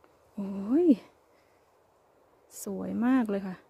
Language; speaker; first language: Swedish; non-native, learner; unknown